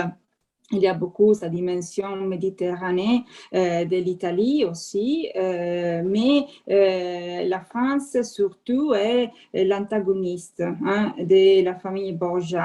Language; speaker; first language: French; non-native, fluent; Italian